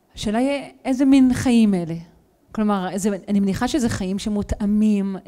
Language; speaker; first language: Hebrew; native; Hebrew